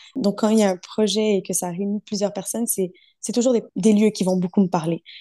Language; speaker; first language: French; early bilingual, other home language; Arabic